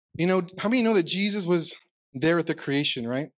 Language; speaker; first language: English; native; English